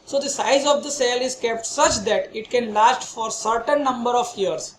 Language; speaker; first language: English; non-native, local second language; Gujarati